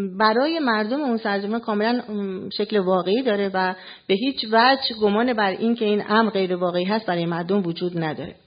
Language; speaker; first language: Persian; native; Persian